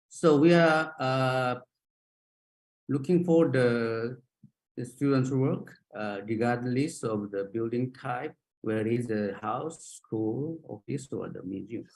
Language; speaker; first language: English; non-native, learner; Japanese